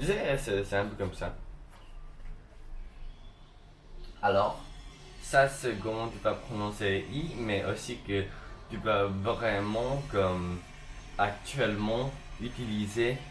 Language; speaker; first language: French; non-native, learner; Chinese